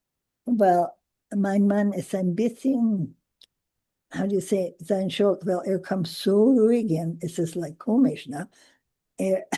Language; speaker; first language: German; non-native, learner; English